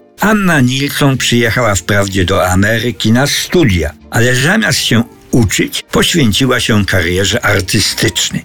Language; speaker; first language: Polish; native; Polish